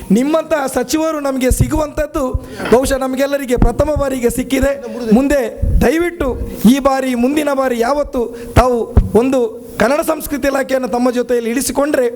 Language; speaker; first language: Kannada; non-native, local second language; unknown